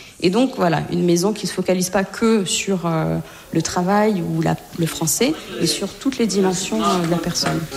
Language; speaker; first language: French; native; French